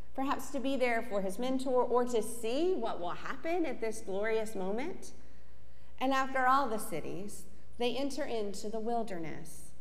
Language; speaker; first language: English; native; English